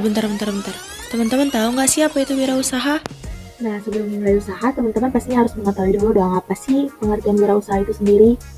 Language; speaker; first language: Indonesian; native; Indonesian